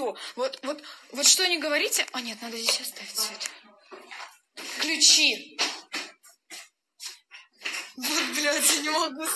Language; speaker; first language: Russian; native; Russian